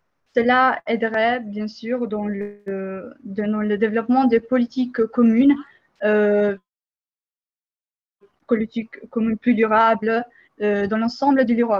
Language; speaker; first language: French; non-native, fluent; Albanian